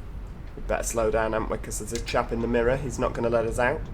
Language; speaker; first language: English; native; English